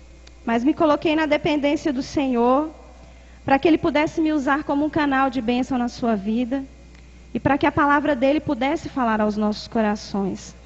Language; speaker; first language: Portuguese; native; Portuguese